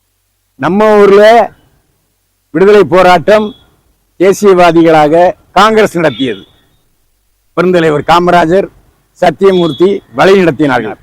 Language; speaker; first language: Tamil; native; Tamil